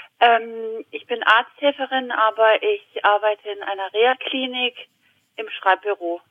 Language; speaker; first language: German; early bilingual, other home language; Italian